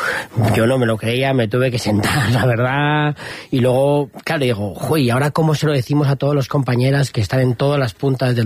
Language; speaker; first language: Spanish; native; Spanish